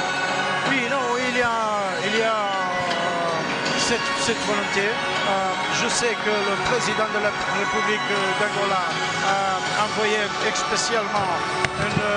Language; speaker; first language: French; non-native, fluent; Portuguese